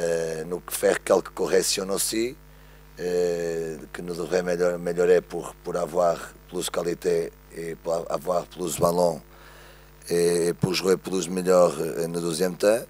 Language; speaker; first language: French; non-native, learner; Portuguese